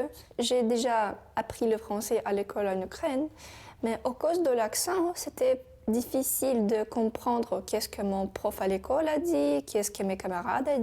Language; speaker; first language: French; non-native, learner; Ukrainian